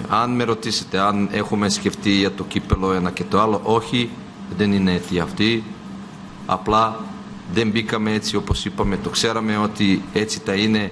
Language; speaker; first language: Greek; non-native, fluent; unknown